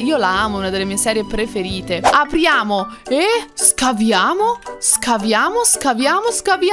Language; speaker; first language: Italian; native; Italian